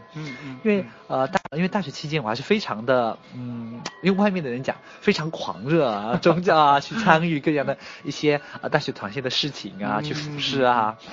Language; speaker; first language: Chinese; native; Chinese